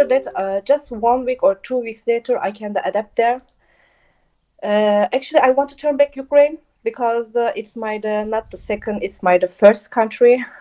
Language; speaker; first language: English; non-native, local second language; Turkish